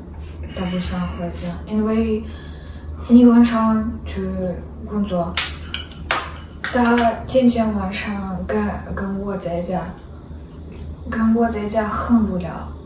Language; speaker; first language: Chinese; non-native, learner; Ukrainian